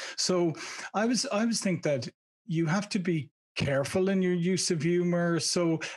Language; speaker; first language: English; native; English